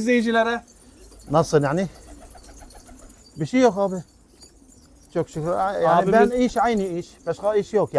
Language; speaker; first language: Turkish; non-native, learner; Arabic